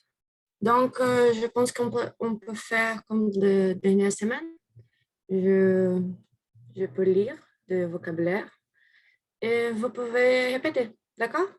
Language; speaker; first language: French; non-native, fluent; Portuguese